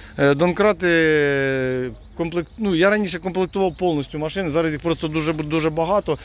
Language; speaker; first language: Ukrainian; non-native, local second language; Russian